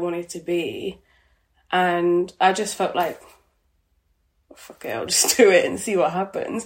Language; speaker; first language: English; native; English